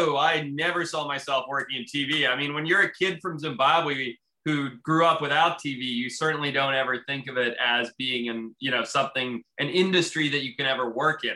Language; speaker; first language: English; native; English